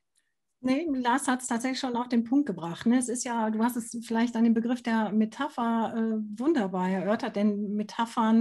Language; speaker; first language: German; native; German